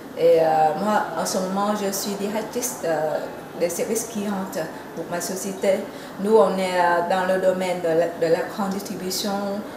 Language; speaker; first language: French; non-native, fluent; Vietnamese